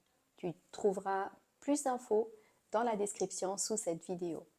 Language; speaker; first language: French; native; French